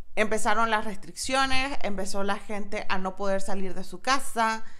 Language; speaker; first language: Spanish; native; Spanish